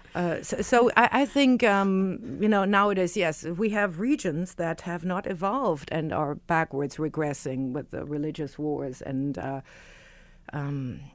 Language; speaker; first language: English; non-native, fluent; German